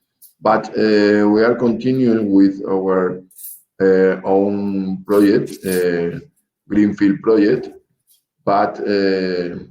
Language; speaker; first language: English; non-native, learner; Spanish